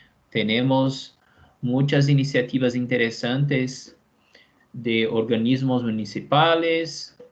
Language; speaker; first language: Spanish; non-native, fluent; Portuguese